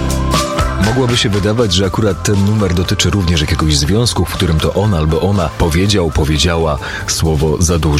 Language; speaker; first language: Polish; native; Polish